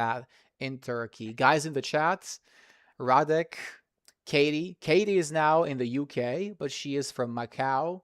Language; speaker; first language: English; non-native, fluent; Serbian